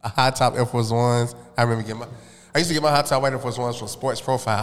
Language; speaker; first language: English; native; English